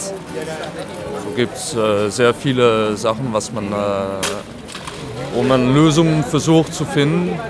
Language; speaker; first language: German; non-native, fluent; French